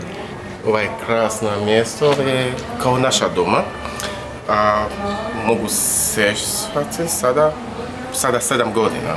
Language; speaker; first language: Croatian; non-native, learner; Yoruba